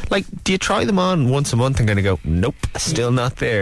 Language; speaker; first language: English; native; English